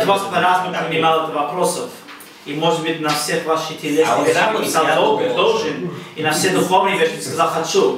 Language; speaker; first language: Russian; non-native, learner; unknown